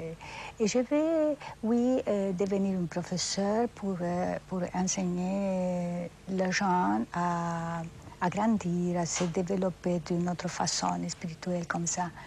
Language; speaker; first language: French; non-native, fluent; Spanish